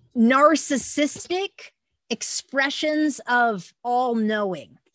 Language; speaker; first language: English; native; English